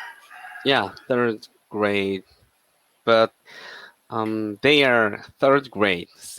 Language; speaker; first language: English; non-native, learner; Korean